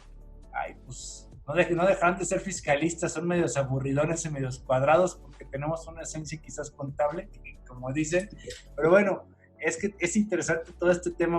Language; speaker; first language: Spanish; native; Spanish